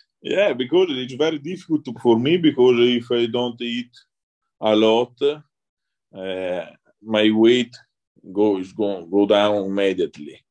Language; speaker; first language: English; non-native, learner; Italian